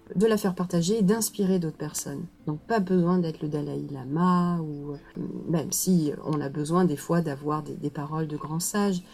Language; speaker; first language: French; native; French